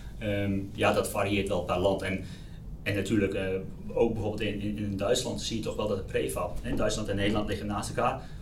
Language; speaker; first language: Dutch; native; Dutch